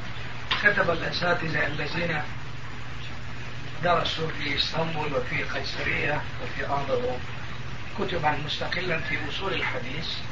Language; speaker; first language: Arabic; non-native, fluent; Turkish